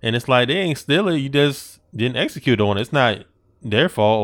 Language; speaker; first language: English; native; English